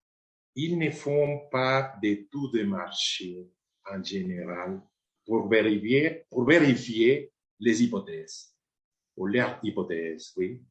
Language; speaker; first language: French; non-native, fluent; Spanish